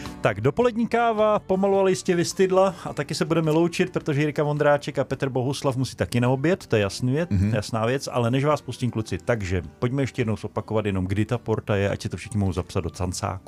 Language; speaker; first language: Czech; native; Czech